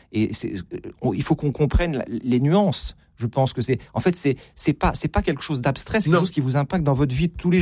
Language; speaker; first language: French; native; French